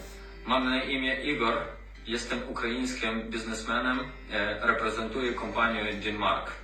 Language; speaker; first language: Polish; non-native, learner; Ukrainian